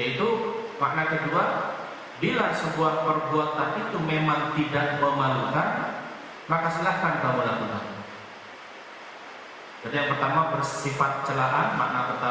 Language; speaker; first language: Indonesian; native; Indonesian